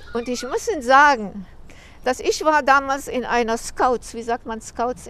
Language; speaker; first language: German; early bilingual, heritage; German